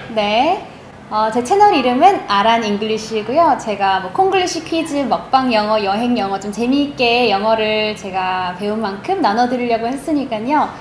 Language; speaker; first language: Korean; native; Korean